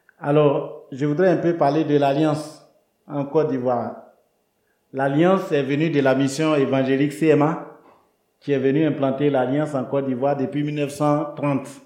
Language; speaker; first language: French; non-native, local second language; Baoulé